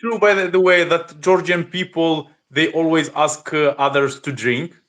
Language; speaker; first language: English; non-native, learner; Russian